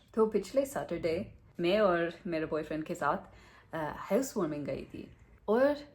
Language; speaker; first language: Hindi; non-native, learner; English